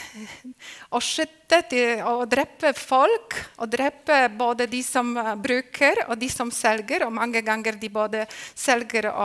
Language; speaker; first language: Norwegian; non-native, fluent; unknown